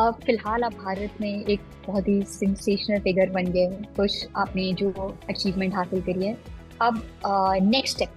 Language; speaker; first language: Hindi; native; Hindi